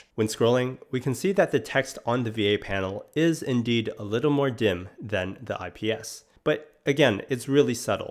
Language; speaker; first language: English; native; English